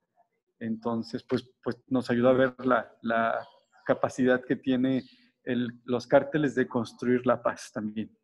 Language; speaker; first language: Spanish; native; Spanish